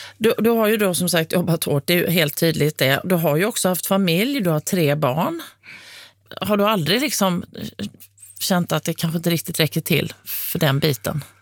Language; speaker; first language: Swedish; native; Swedish